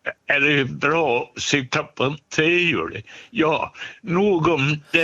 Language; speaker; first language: Swedish; native; Swedish